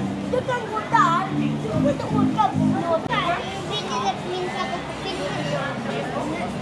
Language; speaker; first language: Swedish; early bilingual, other home language; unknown